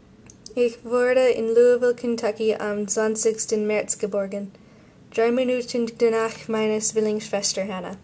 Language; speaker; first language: German; non-native, learner; English